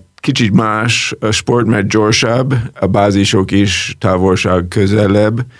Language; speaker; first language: Hungarian; non-native, learner; English